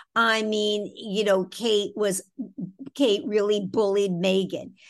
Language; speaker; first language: English; native; English